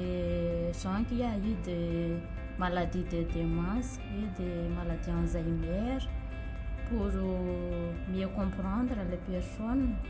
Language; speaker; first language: French; non-native, learner; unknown